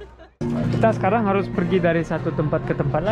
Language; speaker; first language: Indonesian; early bilingual, heritage; German